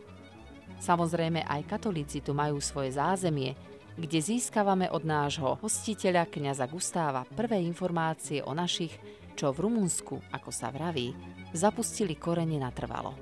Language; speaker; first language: Slovak; native; Slovak